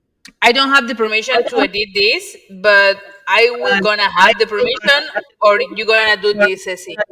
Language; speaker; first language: English; non-native, learner; Spanish